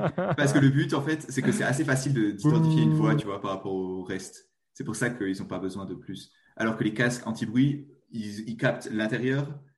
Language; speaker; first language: French; native; French